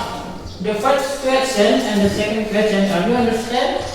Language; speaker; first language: English; non-native, learner; Indonesian